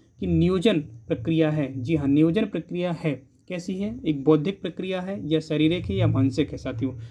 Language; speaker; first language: Hindi; native; Hindi